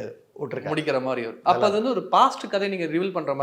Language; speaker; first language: Tamil; native; Tamil